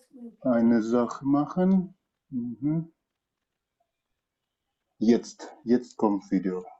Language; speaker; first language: German; non-native, fluent; Russian